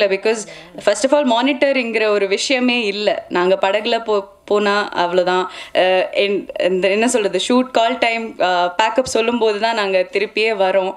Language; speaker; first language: Tamil; non-native, local second language; Malayalam